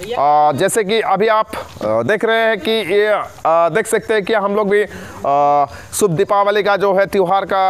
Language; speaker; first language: Hindi; non-native, local second language; Bangla